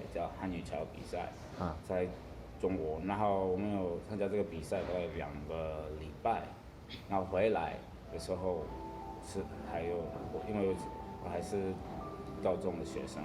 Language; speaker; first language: Chinese; non-native, learner; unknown